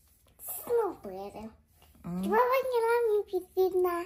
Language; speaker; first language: Spanish; non-native, learner; Haitian Creole